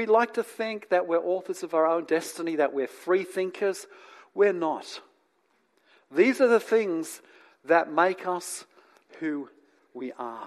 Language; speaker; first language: English; native; English